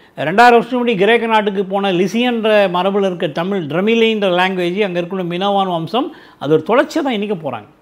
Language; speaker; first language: Tamil; native; Tamil